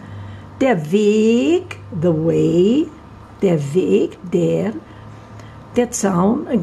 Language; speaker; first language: German; non-native, fluent; Portuguese